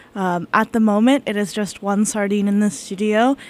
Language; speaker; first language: English; native; English